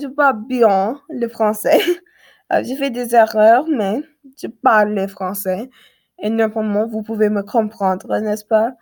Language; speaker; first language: French; non-native, learner; English